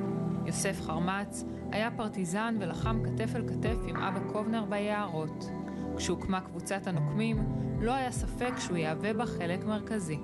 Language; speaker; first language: Hebrew; native; Hebrew